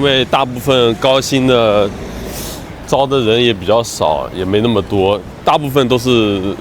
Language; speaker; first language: Chinese; native; Chinese